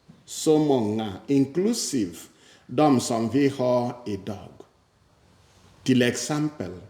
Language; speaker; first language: Swedish; non-native, fluent; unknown